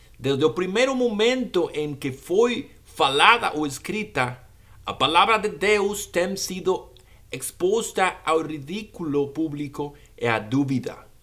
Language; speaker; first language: Portuguese; non-native, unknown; Spanish